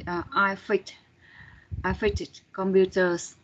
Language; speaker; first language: English; non-native, learner; Vietnamese